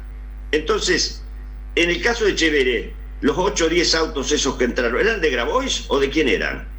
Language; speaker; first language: Spanish; native; Spanish